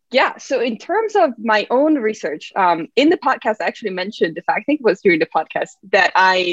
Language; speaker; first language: English; non-native, fluent; Italian